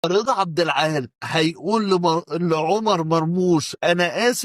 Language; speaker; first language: Arabic; native; Arabic